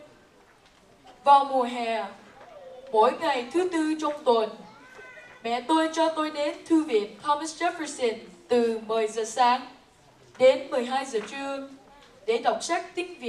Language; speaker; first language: Vietnamese; early bilingual, heritage; Vietnamese